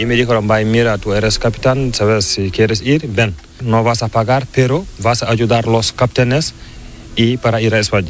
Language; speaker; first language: Spanish; non-native, learner; Fula